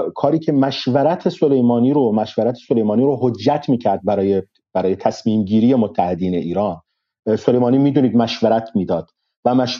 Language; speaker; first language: Persian; non-native, local second language; Arabic